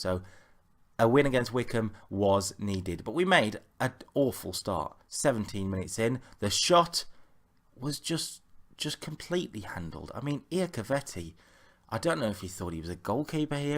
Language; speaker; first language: English; native; English